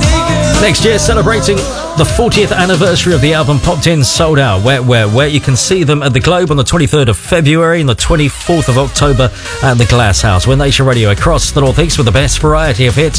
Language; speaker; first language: English; native; English